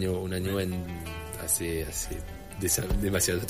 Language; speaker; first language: Spanish; non-native, learner; French